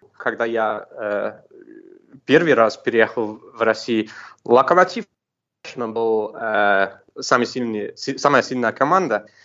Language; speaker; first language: Russian; non-native, fluent; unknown